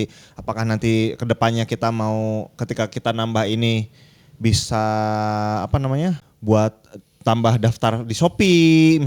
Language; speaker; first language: Indonesian; native; Indonesian